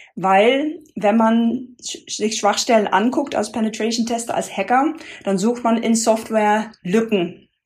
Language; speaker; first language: German; non-native, fluent; Dutch